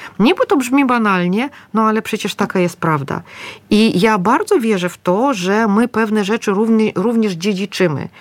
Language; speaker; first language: Polish; early bilingual, other home language; Russian